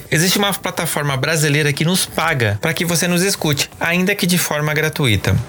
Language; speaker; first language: Portuguese; native; Portuguese